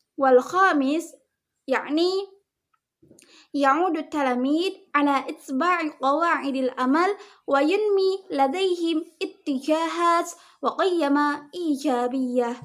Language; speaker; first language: Arabic; non-native, learner; Indonesian